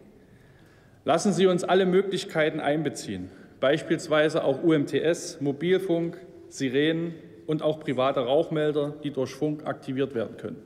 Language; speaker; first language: German; native; German